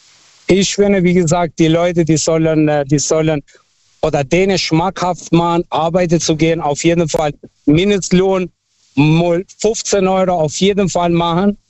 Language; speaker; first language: German; early bilingual, other home language; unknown